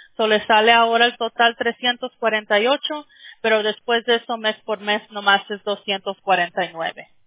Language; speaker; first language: Spanish; early bilingual, heritage; Spanish